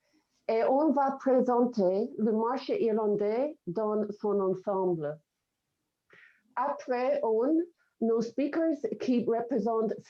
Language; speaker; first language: French; non-native, fluent; English